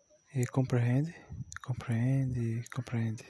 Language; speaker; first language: French; non-native, learner; Portuguese